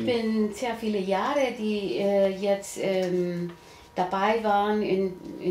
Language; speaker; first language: German; non-native, learner; Spanish